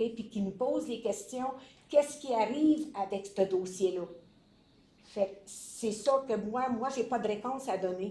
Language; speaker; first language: French; native; French